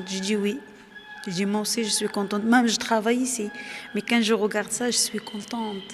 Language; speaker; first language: French; non-native, learner; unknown